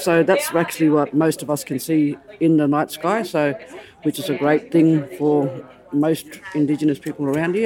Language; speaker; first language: English; native; English